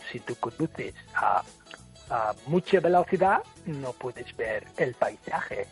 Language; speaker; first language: Spanish; non-native, fluent; English